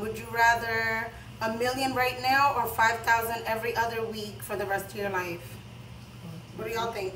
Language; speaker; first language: English; early bilingual, other home language; Spanish